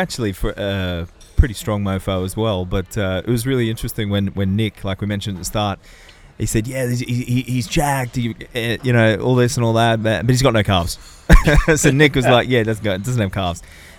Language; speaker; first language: English; native; English